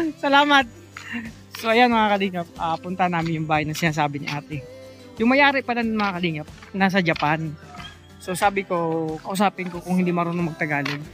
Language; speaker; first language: Filipino; native; Filipino